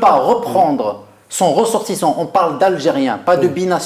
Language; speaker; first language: French; non-native, local second language; Arabic